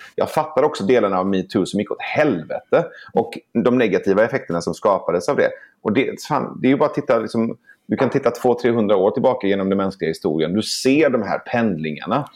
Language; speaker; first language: Swedish; early bilingual, other home language; Persian